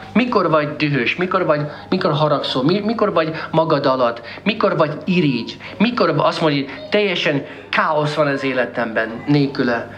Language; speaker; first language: Hungarian; non-native, fluent; English